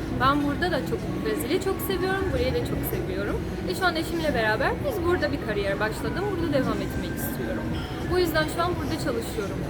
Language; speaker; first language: Turkish; non-native, fluent; Portuguese